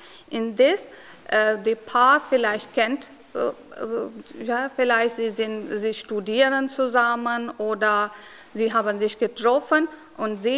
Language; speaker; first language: German; non-native, learner; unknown